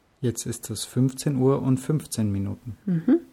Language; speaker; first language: German; non-native, fluent; Russian